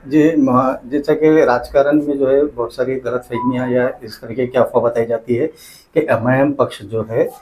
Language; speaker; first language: Hindi; non-native, local second language; Marathi